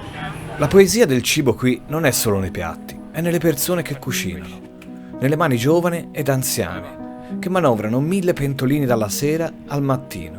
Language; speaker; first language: Italian; native; Italian